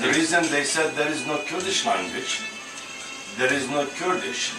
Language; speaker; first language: English; non-native, fluent; Kurdish